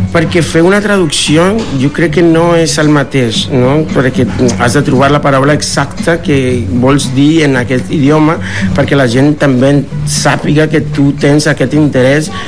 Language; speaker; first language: Catalan; non-native, fluent; Spanish